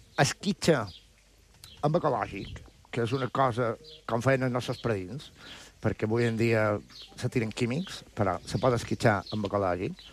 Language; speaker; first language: Catalan; native; Catalan